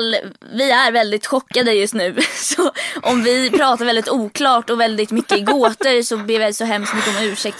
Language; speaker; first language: Swedish; native; Swedish